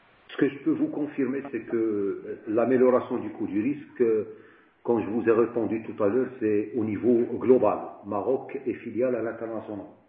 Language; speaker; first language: French; non-native, local second language; Arabic